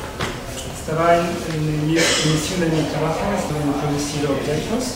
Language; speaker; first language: Spanish; non-native, fluent; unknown